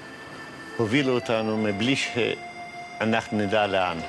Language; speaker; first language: Hebrew; non-native, fluent; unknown